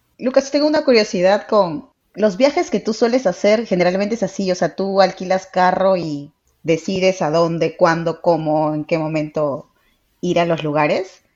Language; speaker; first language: Spanish; native; Spanish